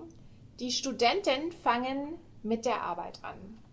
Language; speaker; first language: German; non-native, fluent; English